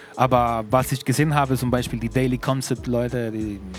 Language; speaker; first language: German; non-native, fluent; Spanish